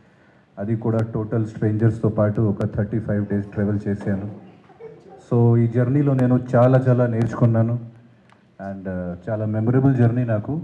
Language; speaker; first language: Telugu; non-native, local second language; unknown